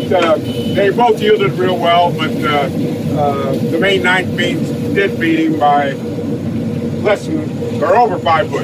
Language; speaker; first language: English; native; English